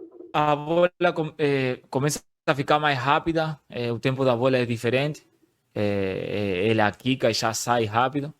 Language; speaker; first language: Portuguese; non-native, fluent; Spanish